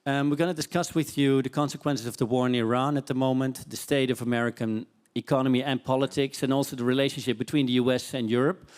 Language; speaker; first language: English; non-native, fluent; Dutch